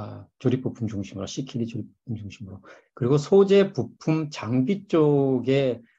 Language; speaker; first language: Korean; native; Korean